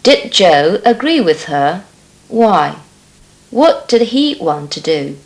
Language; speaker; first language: English; non-native, fluent; Chinese